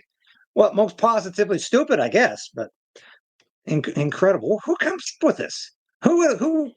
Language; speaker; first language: English; native; English